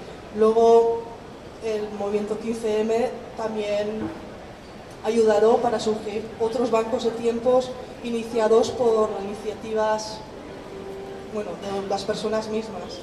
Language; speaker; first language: Spanish; non-native, fluent; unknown